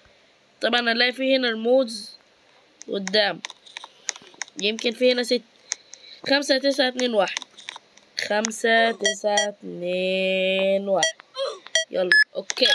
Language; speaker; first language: Arabic; native; Arabic